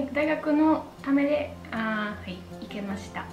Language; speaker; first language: Japanese; non-native, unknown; Polish